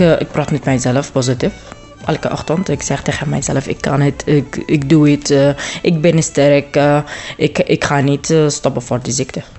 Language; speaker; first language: Dutch; non-native, learner; Arabic